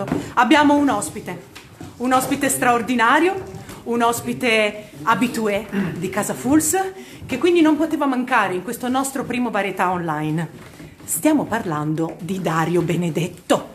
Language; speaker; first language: Italian; native; Italian